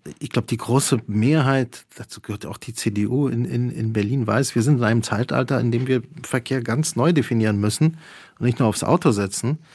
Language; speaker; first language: German; early bilingual, other home language; Polish